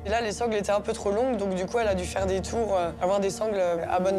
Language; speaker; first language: French; native; French